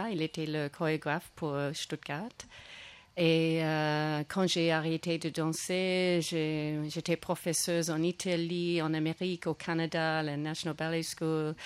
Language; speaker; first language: French; non-native, fluent; English